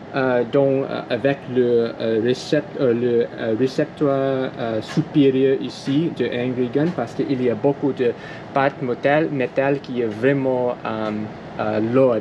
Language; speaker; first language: French; non-native, learner; English